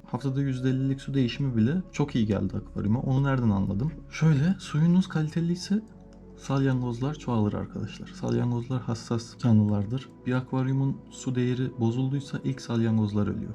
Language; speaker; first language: Turkish; native; Turkish